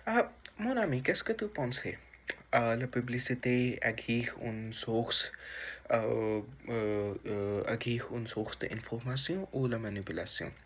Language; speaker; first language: French; non-native, learner; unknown